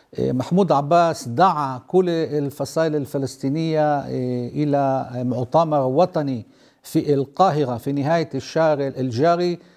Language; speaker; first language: Arabic; non-native, local second language; Hebrew